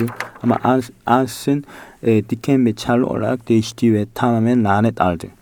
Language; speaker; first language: Turkish; non-native, fluent; Korean